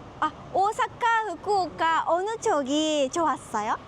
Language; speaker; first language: Korean; non-native, learner; Japanese